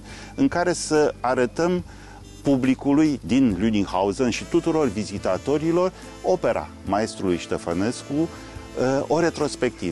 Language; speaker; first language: Romanian; native; Romanian